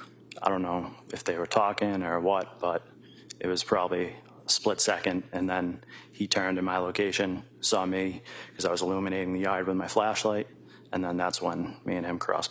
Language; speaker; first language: English; native; English